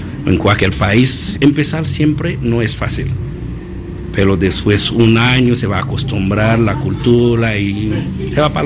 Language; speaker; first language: Spanish; non-native, learner; Haitian Creole